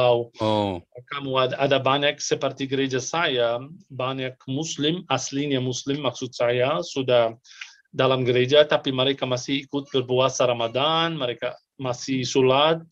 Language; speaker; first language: Indonesian; non-native, fluent; Arabic